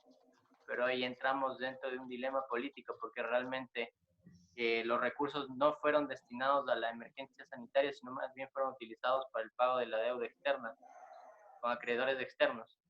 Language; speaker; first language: Spanish; native; Spanish